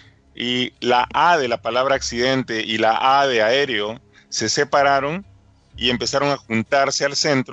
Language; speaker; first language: Spanish; native; Spanish